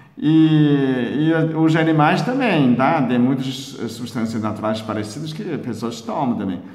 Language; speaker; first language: Portuguese; non-native, fluent; Chinese